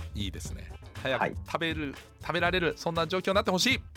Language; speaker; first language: Japanese; non-native, fluent; German